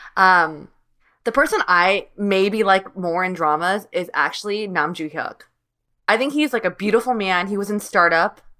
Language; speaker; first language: English; native; English